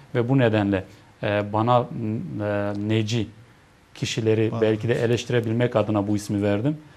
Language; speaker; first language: Turkish; native; Turkish